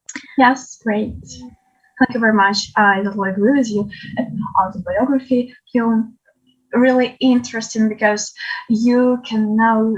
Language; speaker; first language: English; non-native, learner; Ukrainian